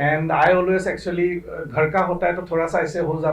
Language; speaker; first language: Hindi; non-native, local second language; Assamese